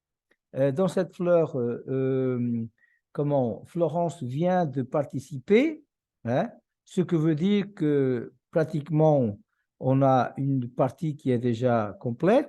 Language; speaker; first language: French; non-native, fluent; Portuguese